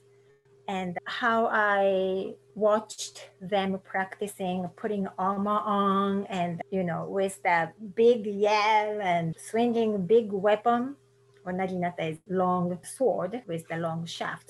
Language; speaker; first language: English; non-native, fluent; Japanese